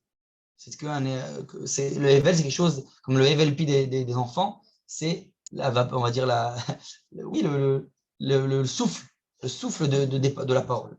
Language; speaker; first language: French; native; French